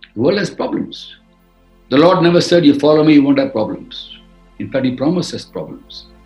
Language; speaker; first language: English; non-native, local second language; Tamil